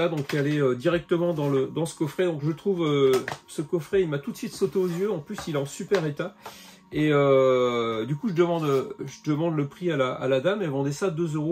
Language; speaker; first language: French; native; French